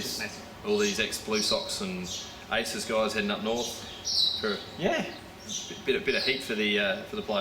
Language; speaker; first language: English; native; English